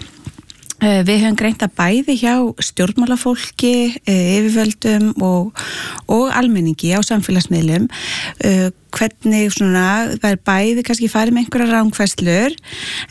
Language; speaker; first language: Icelandic; native; Icelandic